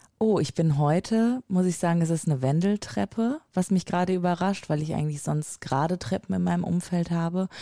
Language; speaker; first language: German; native; German